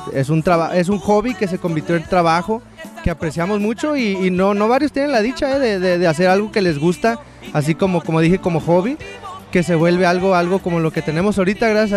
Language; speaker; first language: Spanish; native; Spanish